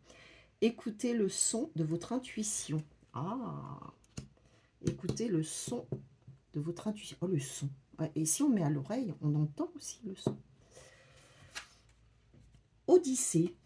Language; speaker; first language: French; native; French